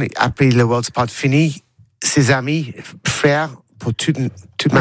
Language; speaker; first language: French; non-native, learner; English